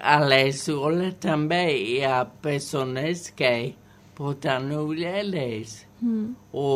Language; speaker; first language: Catalan; non-native, learner; English